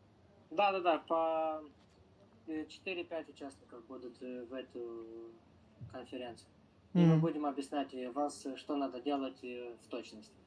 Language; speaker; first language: Russian; non-native, local second language; Romanian